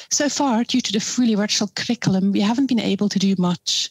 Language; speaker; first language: English; non-native, fluent; German